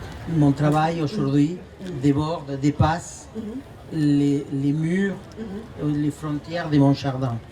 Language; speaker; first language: French; non-native, fluent; Spanish